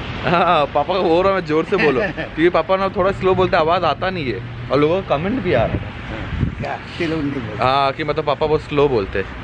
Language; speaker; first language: Hindi; native; Hindi